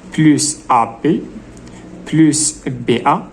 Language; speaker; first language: French; non-native, local second language; Arabic